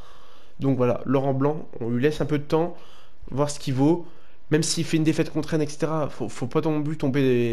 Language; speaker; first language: French; native; French